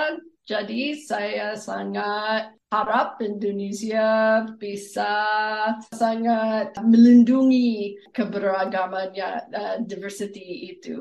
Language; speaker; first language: Indonesian; non-native, fluent; English